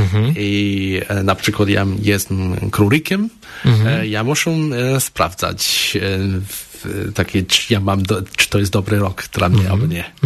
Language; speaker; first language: Polish; non-native, learner; Chinese